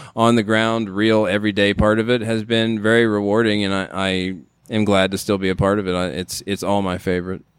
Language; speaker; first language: English; native; English